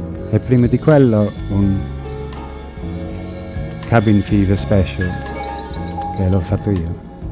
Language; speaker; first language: Italian; non-native, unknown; English